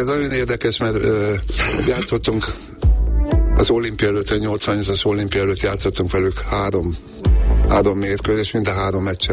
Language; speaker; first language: Hungarian; native; Hungarian